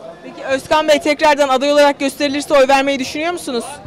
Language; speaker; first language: Turkish; native; Turkish